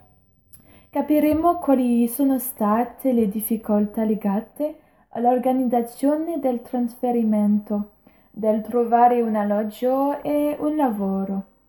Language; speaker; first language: Italian; non-native, learner; French